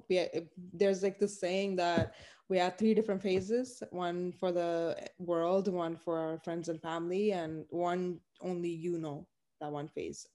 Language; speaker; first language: English; non-native, local second language; Tamil